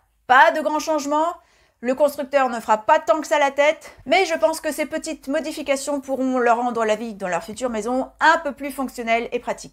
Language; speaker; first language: French; native; French